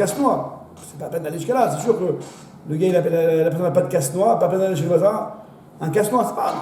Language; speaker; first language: French; native; French